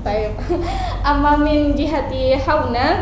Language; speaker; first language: Arabic; non-native, fluent; Indonesian